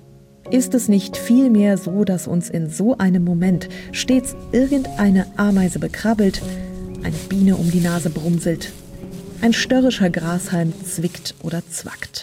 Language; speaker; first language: German; native; German